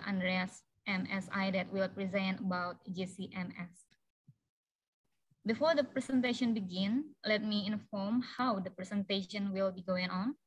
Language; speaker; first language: English; non-native, fluent; Indonesian